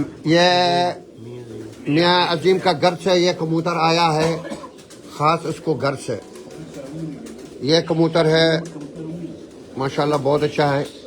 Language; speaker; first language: Hindi; non-native, learner; Arabic